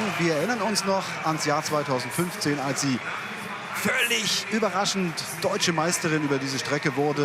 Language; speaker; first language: German; native; German